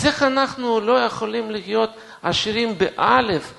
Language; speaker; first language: Hebrew; non-native, fluent; Russian